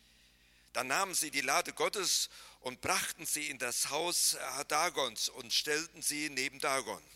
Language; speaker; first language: German; native; German